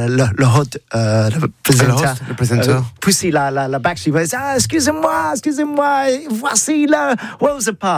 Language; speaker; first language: French; non-native, learner; English